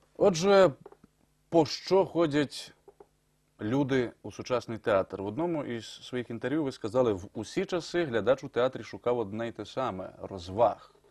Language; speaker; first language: Ukrainian; native; Ukrainian